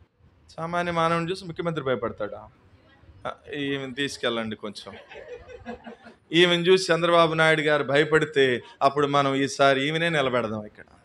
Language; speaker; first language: Telugu; native; Telugu